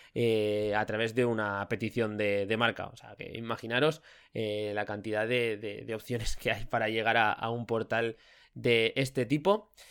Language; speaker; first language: Spanish; native; Spanish